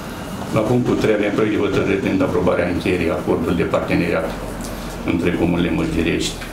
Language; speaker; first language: Romanian; native; Romanian